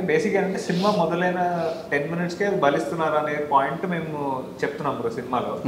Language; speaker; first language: Telugu; native; Telugu